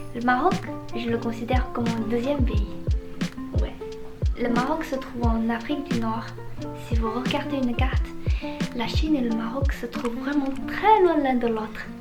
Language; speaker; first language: French; non-native, fluent; Chinese